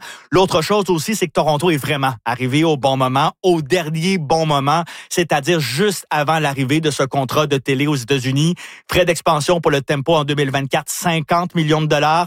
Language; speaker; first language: French; native; French